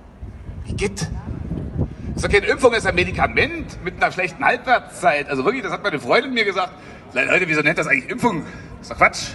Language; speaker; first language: German; native; German